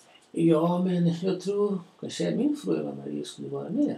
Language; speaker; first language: Swedish; non-native, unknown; Portuguese